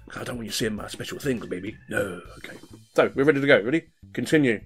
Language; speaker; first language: English; native; English